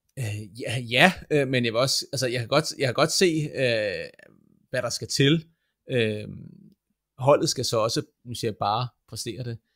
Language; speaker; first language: Danish; native; Danish